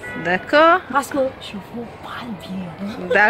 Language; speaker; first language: French; non-native, learner; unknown